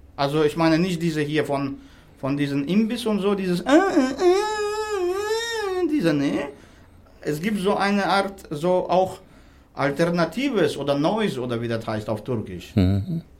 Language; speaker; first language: German; non-native, fluent; Russian